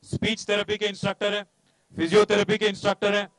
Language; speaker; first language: Hindi; non-native, local second language; Telugu